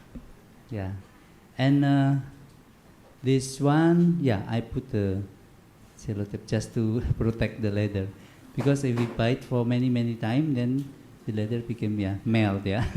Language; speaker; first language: English; non-native, learner; Indonesian